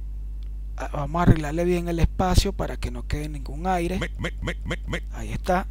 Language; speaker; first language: Spanish; native; Spanish